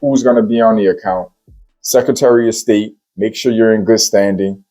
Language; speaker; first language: English; native; English